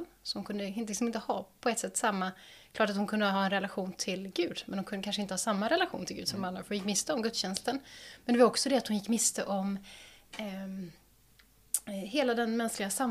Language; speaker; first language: Swedish; native; Swedish